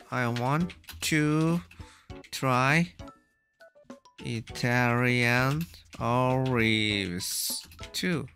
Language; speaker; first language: English; non-native, learner; Japanese